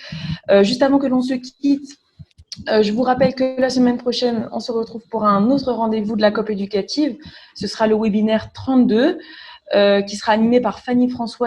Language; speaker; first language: French; native; French